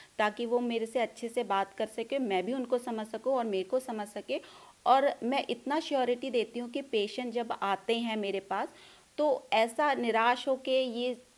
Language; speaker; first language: Hindi; non-native, local second language; Punjabi